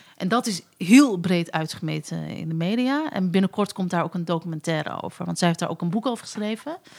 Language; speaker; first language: Dutch; early bilingual, other home language; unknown